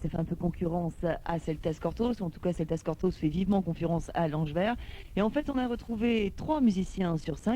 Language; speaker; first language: French; native; French